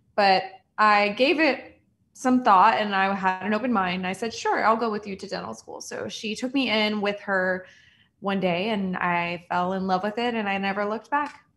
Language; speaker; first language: English; native; English